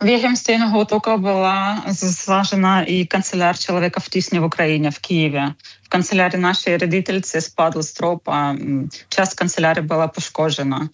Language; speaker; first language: Czech; non-native, fluent; Ukrainian